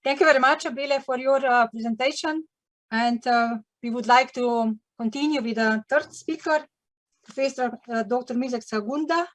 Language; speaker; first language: English; non-native, learner; Slovenian